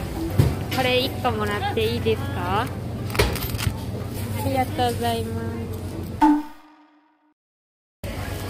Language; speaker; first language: Japanese; native; Japanese